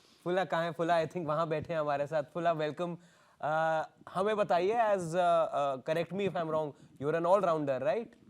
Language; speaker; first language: Hindi; native; Hindi